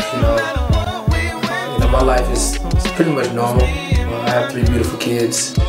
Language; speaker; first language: English; native; English